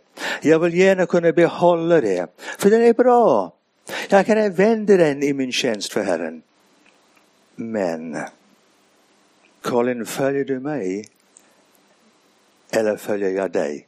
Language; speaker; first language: Swedish; non-native, fluent; English